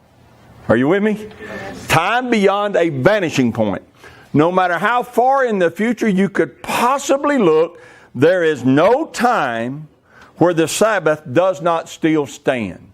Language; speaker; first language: English; native; English